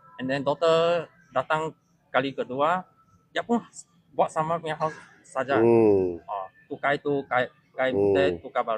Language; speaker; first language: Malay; non-native, local second language; Chinese